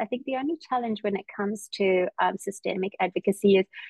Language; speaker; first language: English; native; English